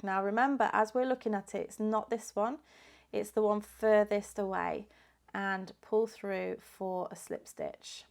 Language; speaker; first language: English; native; English